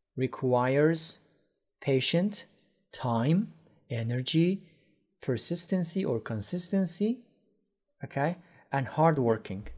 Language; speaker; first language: English; non-native, fluent; Persian